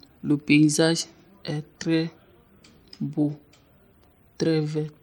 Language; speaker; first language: French; non-native, learner; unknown